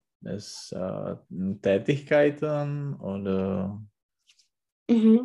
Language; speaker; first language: German; non-native, learner; Czech